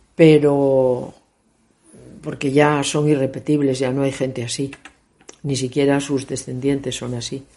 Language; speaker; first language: Spanish; native; Spanish